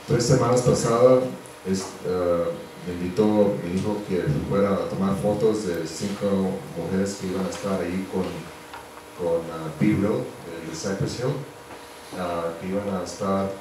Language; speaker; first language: Spanish; early bilingual, heritage; Spanish